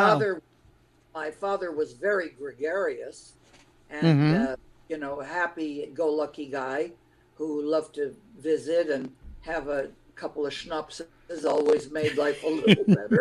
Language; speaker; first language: English; early bilingual, other home language; Lithuanian